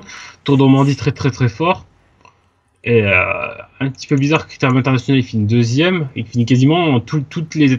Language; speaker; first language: French; native; French